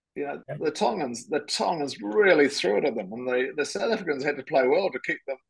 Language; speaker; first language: English; native; English